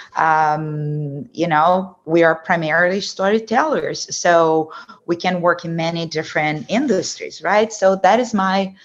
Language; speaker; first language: English; non-native, fluent; Portuguese